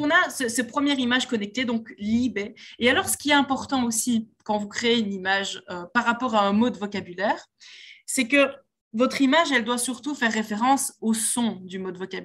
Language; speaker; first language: French; native; French